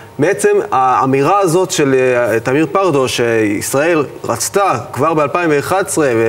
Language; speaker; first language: Hebrew; native; Hebrew